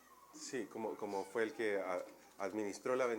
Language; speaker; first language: Spanish; native; Spanish